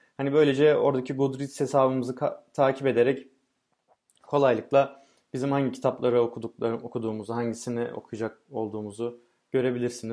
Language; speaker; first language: Turkish; native; Turkish